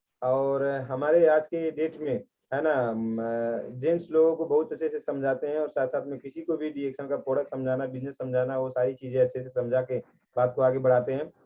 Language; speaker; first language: Hindi; native; Hindi